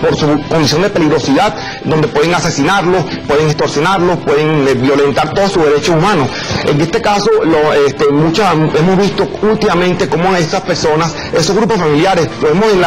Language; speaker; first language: Spanish; native; Spanish